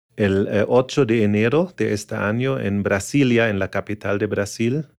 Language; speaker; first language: Spanish; non-native, fluent; German